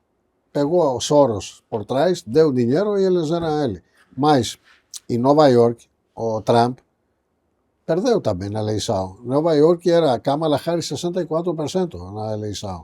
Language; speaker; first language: Portuguese; non-native, fluent; Greek